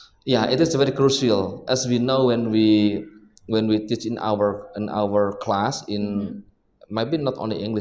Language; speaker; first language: English; non-native, learner; Indonesian